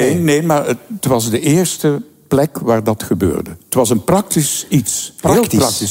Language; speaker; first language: Dutch; native; Dutch